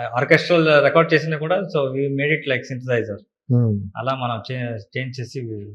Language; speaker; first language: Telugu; non-native, learner; Kannada